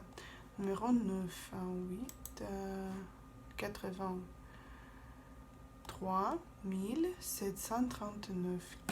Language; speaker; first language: French; non-native, fluent; Russian